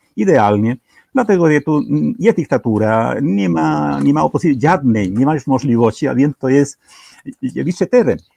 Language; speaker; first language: Polish; non-native, fluent; Spanish